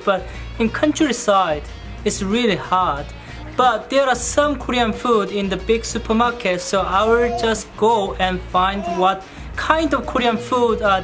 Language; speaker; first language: English; non-native, fluent; Korean